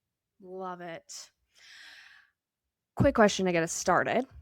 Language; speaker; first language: English; native; English